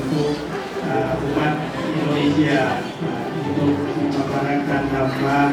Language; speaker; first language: Indonesian; non-native, learner; Thai